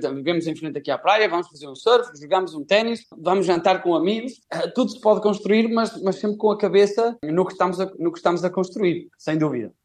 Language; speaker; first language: Portuguese; native; Portuguese